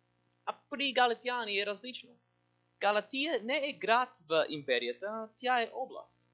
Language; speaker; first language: Bulgarian; non-native, learner; English